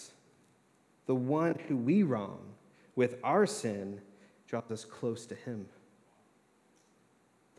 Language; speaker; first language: English; native; English